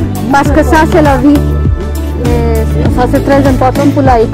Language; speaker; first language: French; non-native, learner; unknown